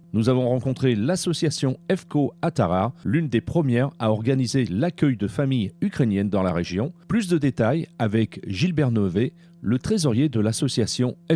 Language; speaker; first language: French; native; French